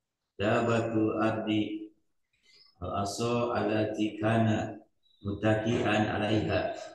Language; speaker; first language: Arabic; non-native, learner; Indonesian